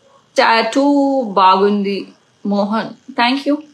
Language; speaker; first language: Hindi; non-native, local second language; Telugu